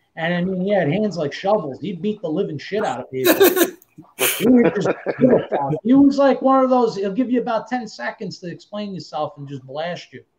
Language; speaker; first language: English; native; English